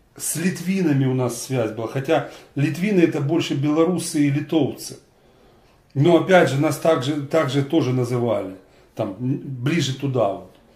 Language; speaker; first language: Russian; native; Russian